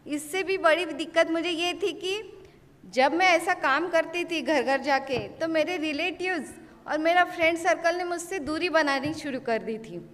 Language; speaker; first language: Hindi; non-native, local second language; Marathi